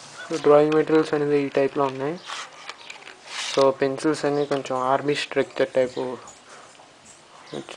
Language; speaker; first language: English; non-native, learner; Telugu